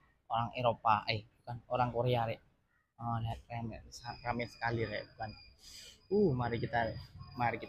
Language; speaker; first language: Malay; non-native, local second language; Javanese